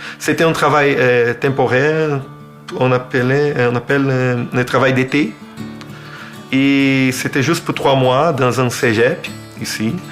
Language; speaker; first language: French; non-native, fluent; Portuguese